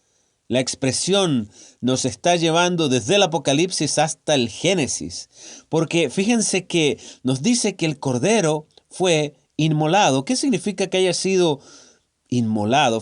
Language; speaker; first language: Spanish; native; Spanish